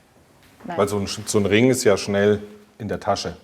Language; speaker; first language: German; native; German